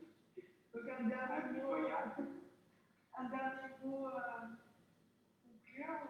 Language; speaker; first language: French; native; French